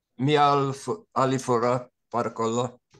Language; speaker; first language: Greek; non-native, learner; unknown